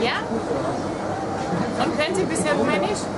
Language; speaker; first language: German; non-native, fluent; Romanian